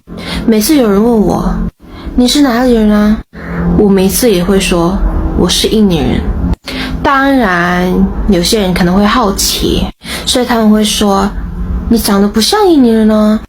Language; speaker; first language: Chinese; non-native, fluent; Indonesian